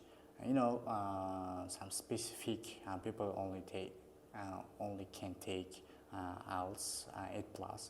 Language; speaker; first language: English; non-native, learner; Uzbek